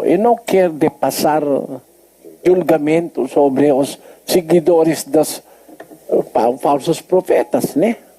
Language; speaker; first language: Portuguese; non-native, learner; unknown